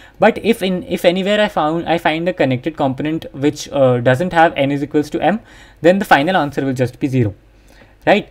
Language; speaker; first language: English; non-native, local second language; Hindi